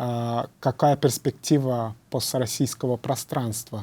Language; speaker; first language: Russian; native; Russian